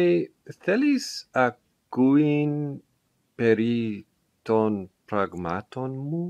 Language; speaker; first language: Greek; non-native, learner; English